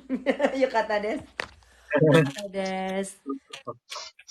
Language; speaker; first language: Japanese; non-native, learner; Indonesian